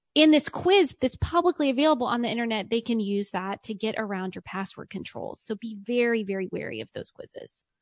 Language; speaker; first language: English; native; English